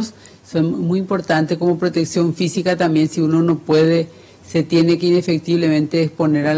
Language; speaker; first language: Spanish; native; Spanish